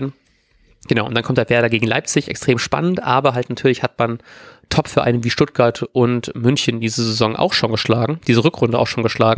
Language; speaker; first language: German; native; German